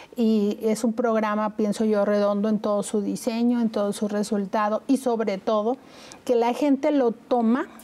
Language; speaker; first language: Spanish; native; Spanish